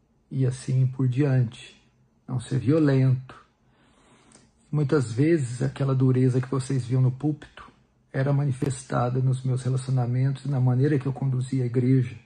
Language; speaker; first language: Portuguese; native; Portuguese